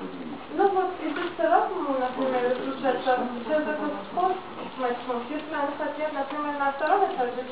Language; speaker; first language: Russian; non-native, learner; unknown